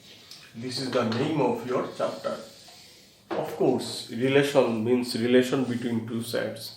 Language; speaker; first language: English; non-native, local second language; Bangla